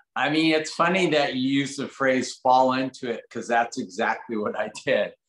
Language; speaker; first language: English; native; English